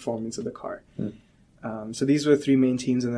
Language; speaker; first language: English; non-native, local second language; Hindi